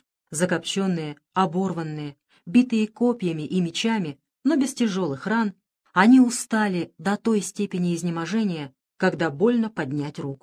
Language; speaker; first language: Russian; native; Russian